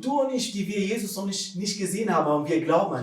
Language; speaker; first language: German; non-native, fluent; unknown